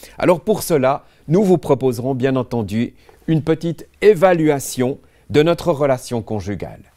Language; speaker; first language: French; native; French